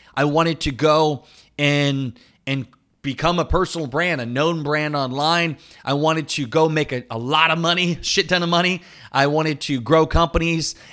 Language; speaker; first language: English; native; English